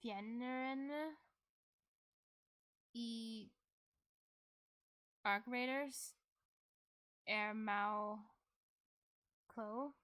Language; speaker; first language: Danish; non-native, learner; English